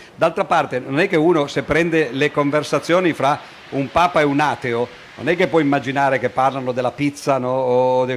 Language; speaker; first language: Italian; native; Italian